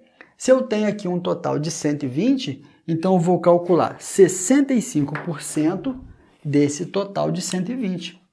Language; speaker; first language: Portuguese; native; Portuguese